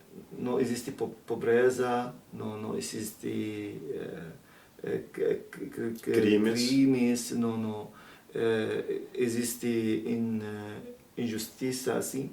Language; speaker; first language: Portuguese; non-native, learner; Arabic